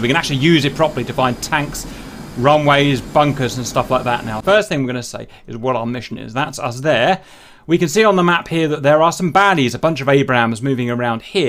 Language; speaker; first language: English; native; English